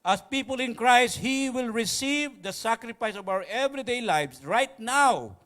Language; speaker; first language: English; non-native, local second language; Filipino